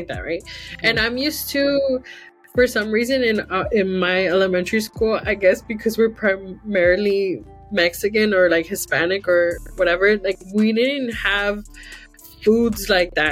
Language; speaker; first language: English; early bilingual, other home language; Spanish